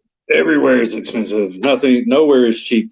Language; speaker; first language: English; native; English